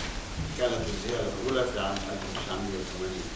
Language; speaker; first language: Arabic; native; Arabic